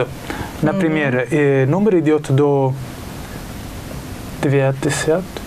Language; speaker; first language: Russian; non-native, learner; Italian